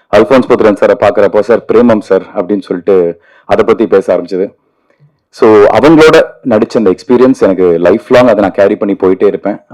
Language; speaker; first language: Tamil; native; Tamil